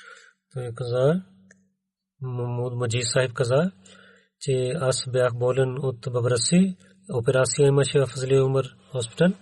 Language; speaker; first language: Bulgarian; non-native, learner; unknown